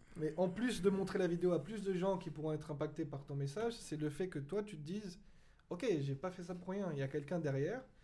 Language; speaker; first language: French; native; French